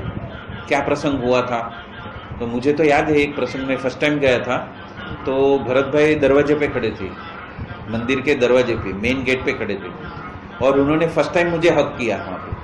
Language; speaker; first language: Hindi; non-native, local second language; Gujarati